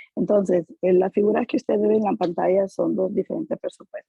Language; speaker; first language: Spanish; native; Spanish